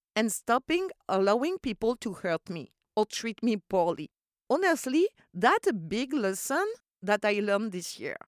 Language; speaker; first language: English; non-native, fluent; French